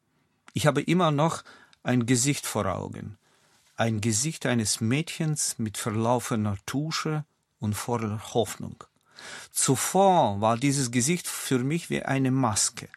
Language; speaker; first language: German; non-native, fluent; Russian